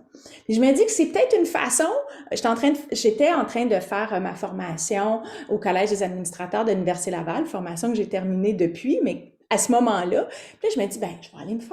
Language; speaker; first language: French; native; French